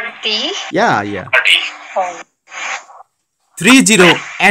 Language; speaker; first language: English; non-native, learner; Bangla